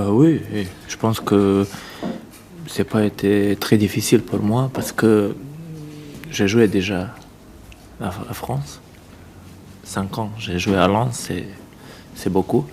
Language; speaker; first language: French; non-native, fluent; Serbian